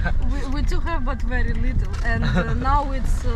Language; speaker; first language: English; non-native, learner; Russian